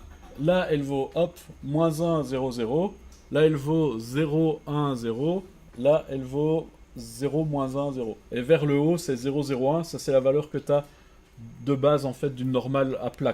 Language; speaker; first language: French; native; French